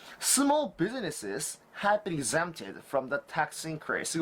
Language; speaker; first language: English; non-native, fluent; Korean